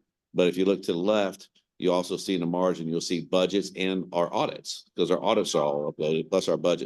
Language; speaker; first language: English; native; English